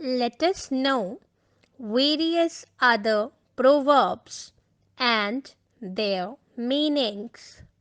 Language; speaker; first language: English; non-native, local second language; Punjabi